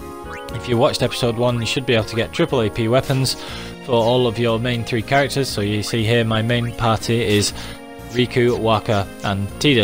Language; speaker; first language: English; native; English